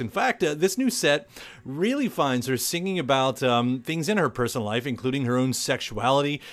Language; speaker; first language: English; native; English